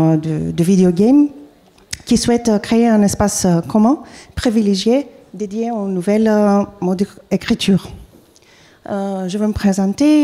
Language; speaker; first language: French; non-native, fluent; Greek